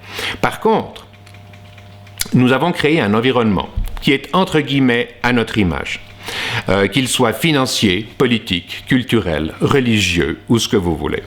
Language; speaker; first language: French; native; French